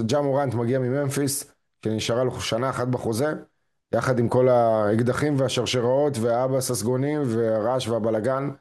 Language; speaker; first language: Hebrew; native; Hebrew